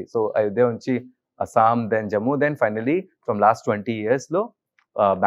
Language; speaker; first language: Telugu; non-native, local second language; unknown